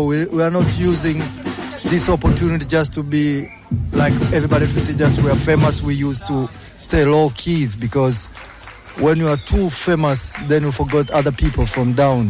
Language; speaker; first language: English; non-native, local second language; Swahili